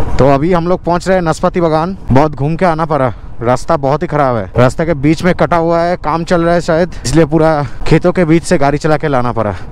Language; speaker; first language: Hindi; non-native, local second language; Bangla